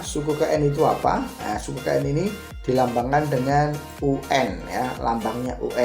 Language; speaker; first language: Indonesian; native; Indonesian